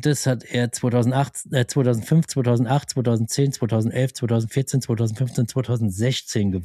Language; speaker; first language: German; native; German